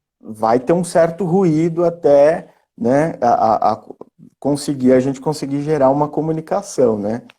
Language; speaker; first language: Portuguese; native; Portuguese